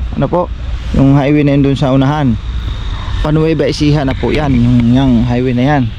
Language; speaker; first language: Filipino; non-native, local second language; Cebuano